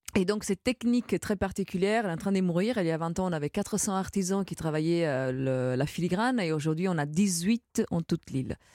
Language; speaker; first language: French; non-native, fluent; Italian